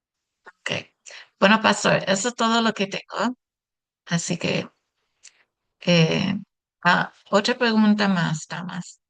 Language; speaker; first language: Spanish; non-native, fluent; English